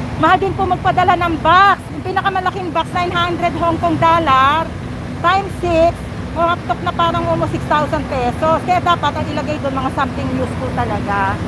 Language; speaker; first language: Filipino; native; Filipino